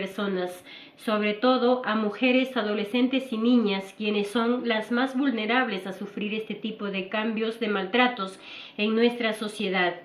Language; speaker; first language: Spanish; native; Spanish